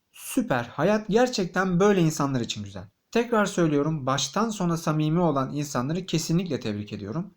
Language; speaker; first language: Turkish; native; Turkish